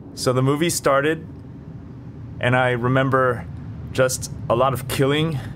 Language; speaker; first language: English; native; English